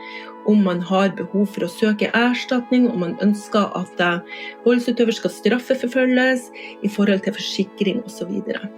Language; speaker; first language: Norwegian; native; Norwegian